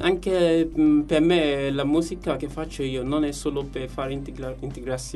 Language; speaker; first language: Italian; non-native, learner; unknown